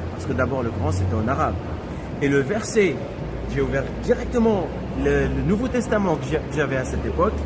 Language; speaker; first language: French; non-native, local second language; Kabyle